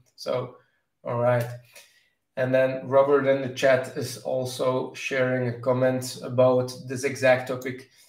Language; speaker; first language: English; non-native, fluent; Dutch